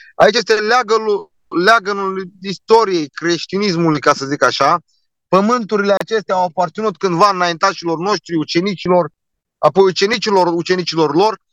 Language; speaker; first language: Romanian; non-native, local second language; Turkish